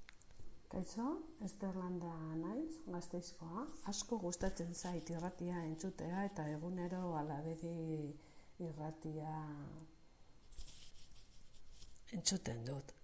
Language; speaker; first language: Basque; non-native, local second language; Spanish